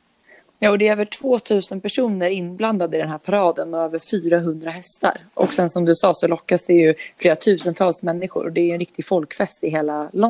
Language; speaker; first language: Swedish; native; Swedish